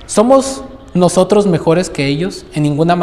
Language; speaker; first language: Spanish; native; Spanish